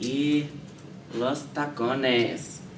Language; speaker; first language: Spanish; non-native, learner; English